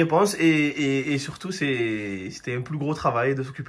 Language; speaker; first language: French; native; French